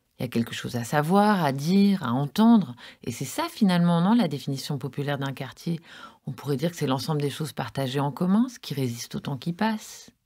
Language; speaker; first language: French; native; French